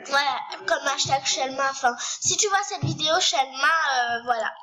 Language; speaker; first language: French; native; French